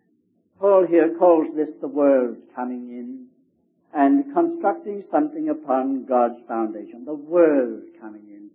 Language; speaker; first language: English; native; English